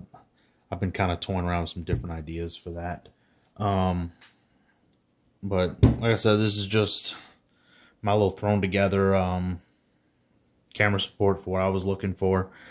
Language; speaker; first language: English; native; English